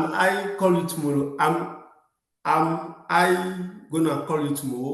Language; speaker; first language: English; non-native, learner; French